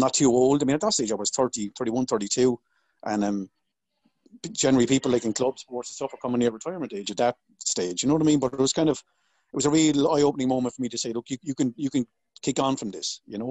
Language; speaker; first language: English; native; English